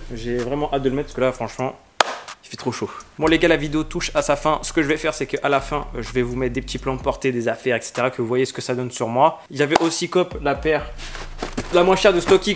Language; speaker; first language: French; native; French